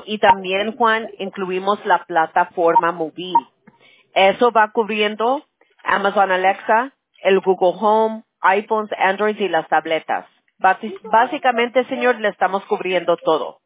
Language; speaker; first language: Spanish; early bilingual, heritage; Spanish